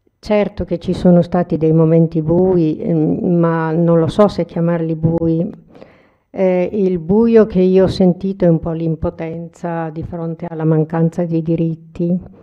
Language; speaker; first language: Italian; native; Italian